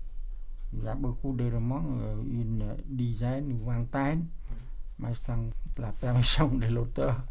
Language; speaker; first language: French; non-native, local second language; Khmer